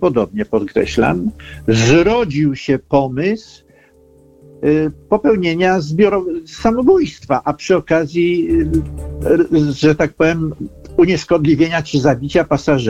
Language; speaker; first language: Polish; native; Polish